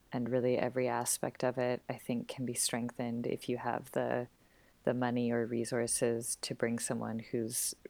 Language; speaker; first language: English; native; English